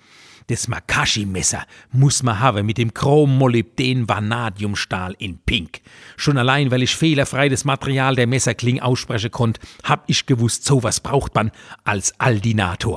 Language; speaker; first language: German; native; German